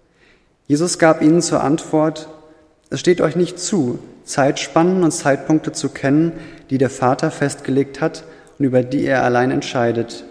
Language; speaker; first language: German; native; German